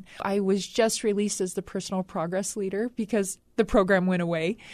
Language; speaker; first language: English; native; English